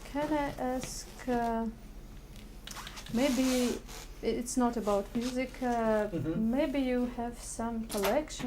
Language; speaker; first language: English; non-native, learner; Russian